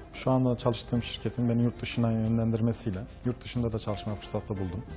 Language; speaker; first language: Turkish; native; Turkish